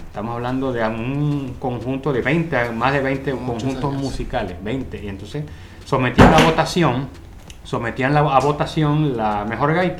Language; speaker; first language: Spanish; native; Spanish